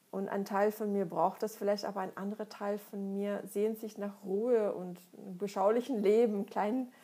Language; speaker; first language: German; non-native, fluent; Russian